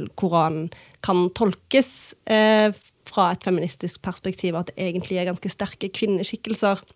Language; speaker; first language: Norwegian; early bilingual, other home language; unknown